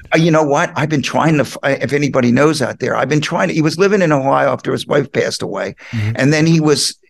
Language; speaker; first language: English; native; English